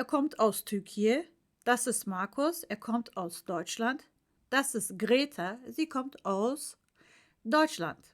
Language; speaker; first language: German; non-native, fluent; Turkish